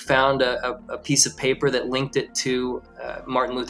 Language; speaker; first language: English; native; English